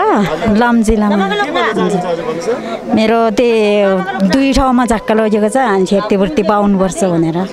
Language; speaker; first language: Nepali; non-native, local second language; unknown